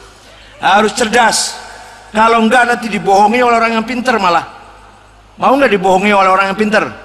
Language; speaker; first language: Indonesian; native; Indonesian